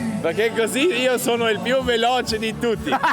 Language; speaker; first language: Italian; non-native, local second language; German